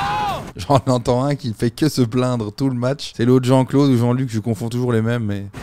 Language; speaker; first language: French; native; French